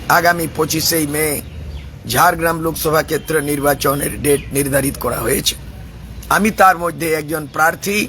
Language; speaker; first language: Bangla; non-native, local second language; Santali